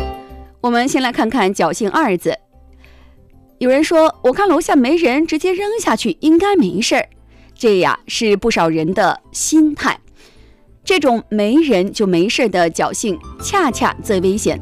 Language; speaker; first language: Chinese; native; Chinese